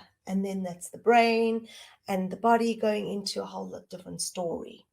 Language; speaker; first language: English; native; English